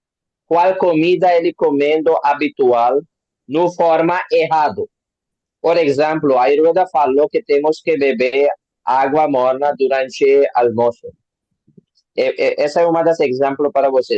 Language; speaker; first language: Portuguese; non-native, learner; Hindi